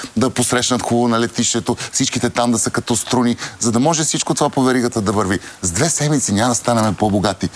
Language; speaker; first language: Bulgarian; native; Bulgarian